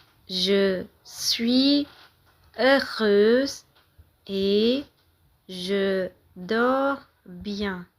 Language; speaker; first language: French; non-native, fluent; Tamil